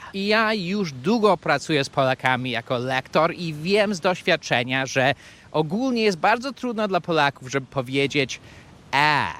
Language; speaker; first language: Polish; non-native, fluent; English